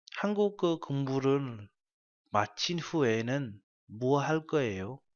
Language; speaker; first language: Korean; non-native, fluent; Vietnamese